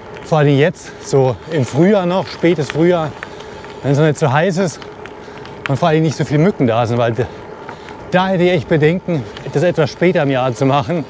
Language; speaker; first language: German; native; German